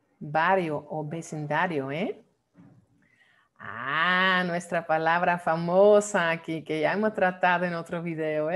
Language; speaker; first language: Spanish; non-native, fluent; Dutch